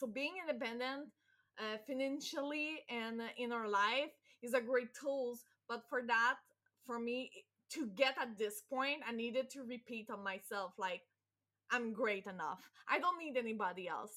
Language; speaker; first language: English; non-native, fluent; French